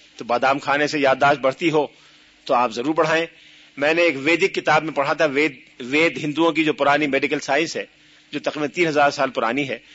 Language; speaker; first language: Urdu; native; Urdu